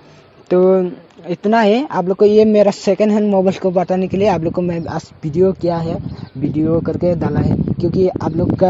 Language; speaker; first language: Hindi; non-native, local second language; Bodo